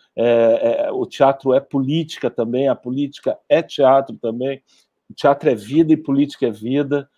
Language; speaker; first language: Portuguese; native; Portuguese